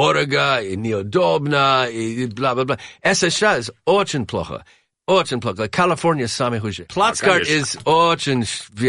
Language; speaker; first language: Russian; non-native, learner; English